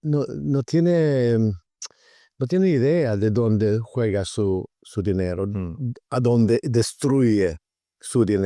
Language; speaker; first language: Spanish; non-native, fluent; Swedish